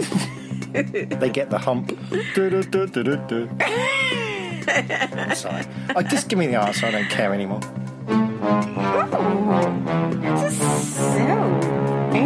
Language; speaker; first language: English; native; English